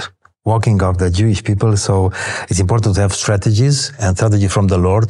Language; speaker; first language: English; non-native, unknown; Romanian